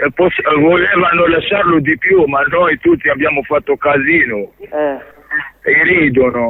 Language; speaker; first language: Italian; non-native, learner; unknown